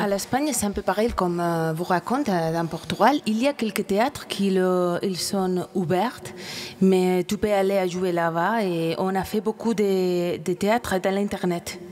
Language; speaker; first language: French; non-native, fluent; Spanish